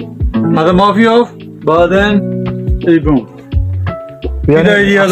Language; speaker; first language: Arabic; non-native, learner; Hindi